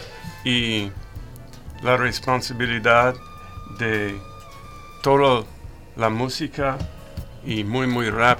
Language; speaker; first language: Spanish; non-native, learner; English